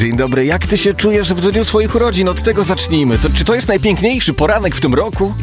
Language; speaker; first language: Polish; native; Polish